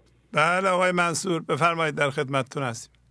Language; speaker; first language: Persian; native; Persian